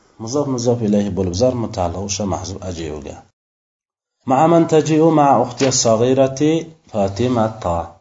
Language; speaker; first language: Arabic; non-native, fluent; Uzbek